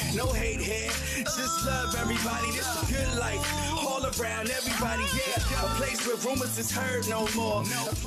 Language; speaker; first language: English; native; English